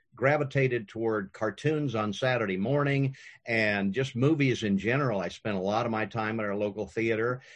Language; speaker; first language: English; native; English